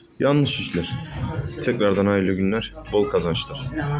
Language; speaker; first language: Turkish; native; Turkish